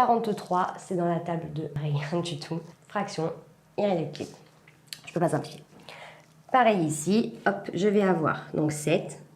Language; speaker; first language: French; native; French